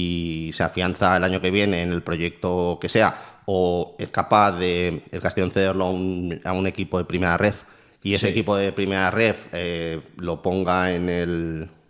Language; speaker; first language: Spanish; native; Spanish